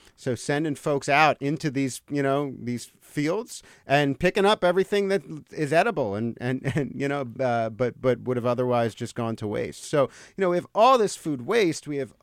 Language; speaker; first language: English; native; English